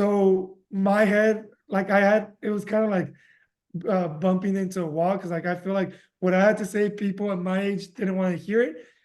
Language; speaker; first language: English; early bilingual, other home language; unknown